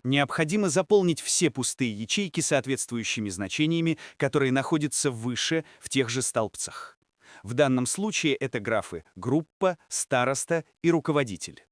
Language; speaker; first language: Russian; native; Russian